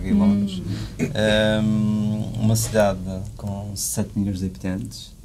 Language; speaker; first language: Portuguese; native; Portuguese